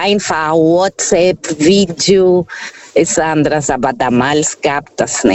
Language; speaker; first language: German; non-native, fluent; Portuguese